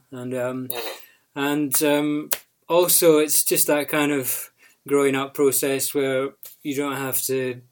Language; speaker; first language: English; native; English